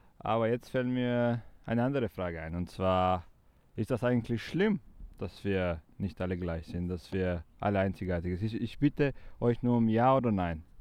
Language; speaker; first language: German; non-native, fluent; Romanian